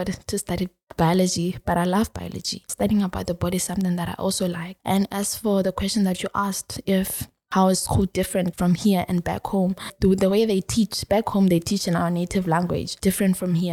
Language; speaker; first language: English; non-native, local second language; Tswana